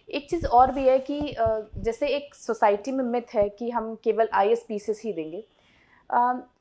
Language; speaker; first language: Hindi; native; Hindi